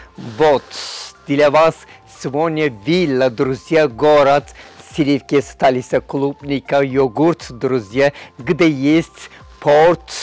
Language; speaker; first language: Russian; non-native, fluent; Turkish